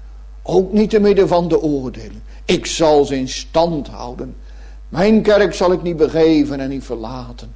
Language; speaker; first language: Dutch; native; Dutch